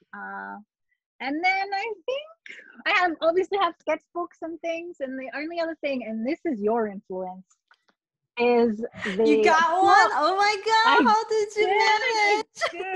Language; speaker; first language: English; native; English